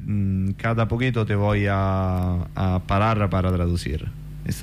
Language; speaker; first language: Spanish; non-native, fluent; Italian